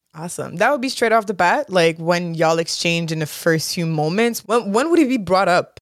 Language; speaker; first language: English; native; English